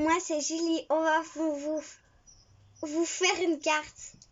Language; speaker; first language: French; native; French